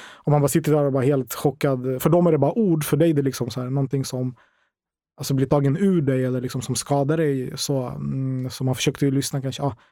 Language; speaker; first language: Swedish; non-native, fluent; Ukrainian